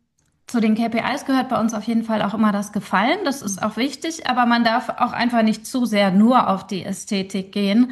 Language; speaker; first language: German; native; German